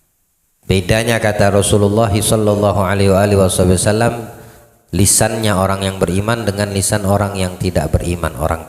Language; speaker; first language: Indonesian; native; Indonesian